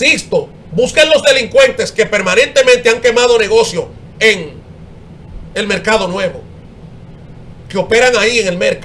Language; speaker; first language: Spanish; native; Spanish